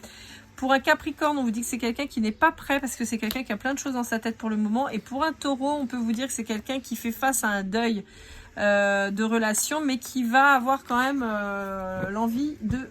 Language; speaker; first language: French; native; French